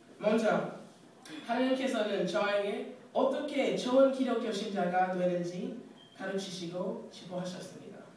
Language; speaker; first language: Korean; non-native, fluent; English